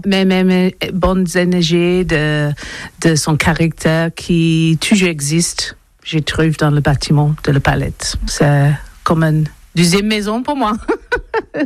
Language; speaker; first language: French; non-native, learner; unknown